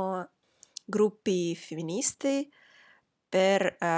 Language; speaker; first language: Italian; non-native, fluent; Russian